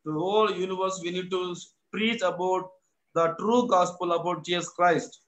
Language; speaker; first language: English; non-native, local second language; Kannada